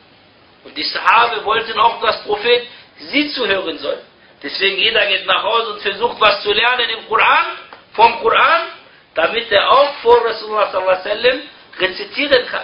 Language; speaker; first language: German; non-native, fluent; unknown